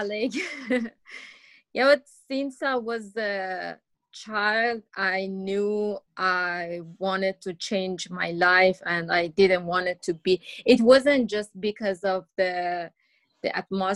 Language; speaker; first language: English; non-native, learner; Persian